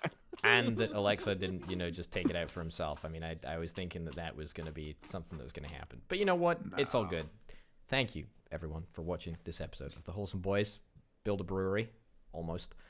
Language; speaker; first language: English; native; English